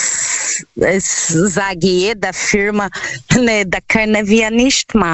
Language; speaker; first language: German; non-native, learner; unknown